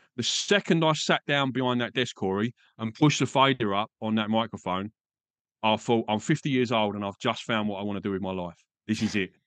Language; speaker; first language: English; native; English